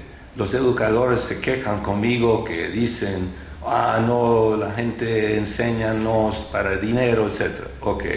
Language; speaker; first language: Spanish; non-native, fluent; English